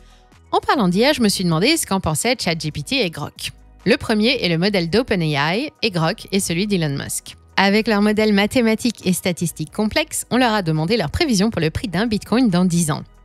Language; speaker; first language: French; native; French